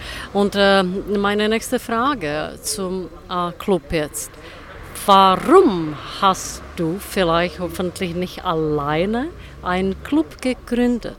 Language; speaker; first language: German; non-native, fluent; Czech